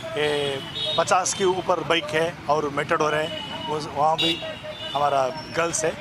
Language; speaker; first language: Hindi; non-native, local second language; Kannada